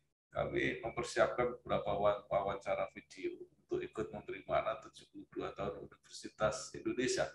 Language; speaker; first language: Indonesian; native; Indonesian